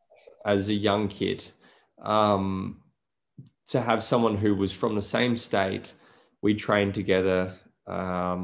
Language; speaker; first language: English; native; English